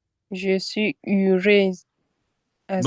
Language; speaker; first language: French; non-native, learner; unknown